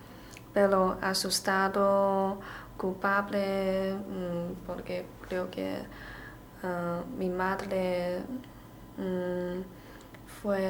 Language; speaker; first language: Spanish; non-native, learner; Chinese